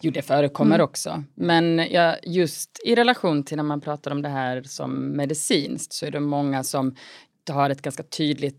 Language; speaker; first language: Swedish; native; Swedish